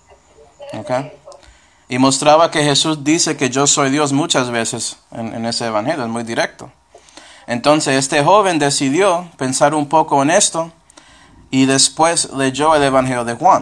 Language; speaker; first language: Spanish; non-native, fluent; English